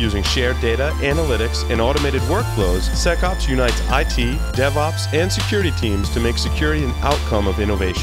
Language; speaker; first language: English; native; English